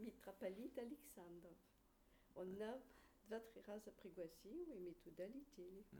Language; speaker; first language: Russian; early bilingual, heritage; Russian